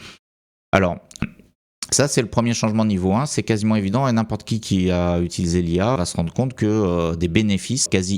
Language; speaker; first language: French; native; French